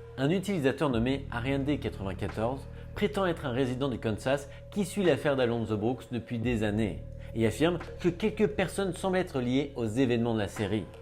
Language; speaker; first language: French; native; French